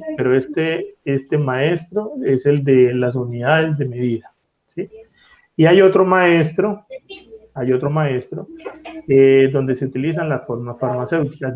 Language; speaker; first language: Spanish; native; Spanish